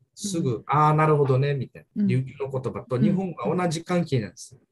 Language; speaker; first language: Japanese; early bilingual, heritage; Japanese